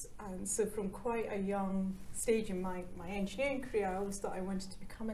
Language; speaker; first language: English; native; English